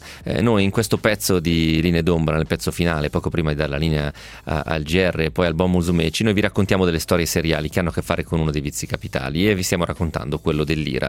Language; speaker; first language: Italian; native; Italian